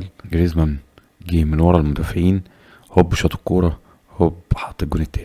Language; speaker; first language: Arabic; native; Arabic